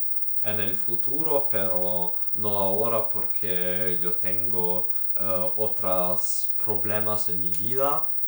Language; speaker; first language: Spanish; non-native, learner; Ukrainian